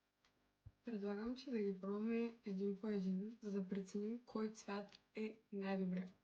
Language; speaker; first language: Bulgarian; native; Bulgarian